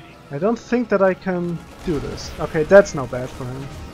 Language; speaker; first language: English; non-native, fluent; German